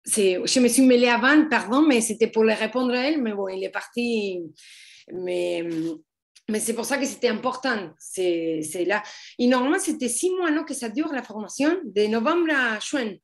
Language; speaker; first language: French; non-native, fluent; Spanish